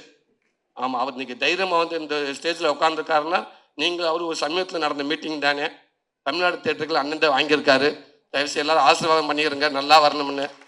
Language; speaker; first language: Tamil; native; Tamil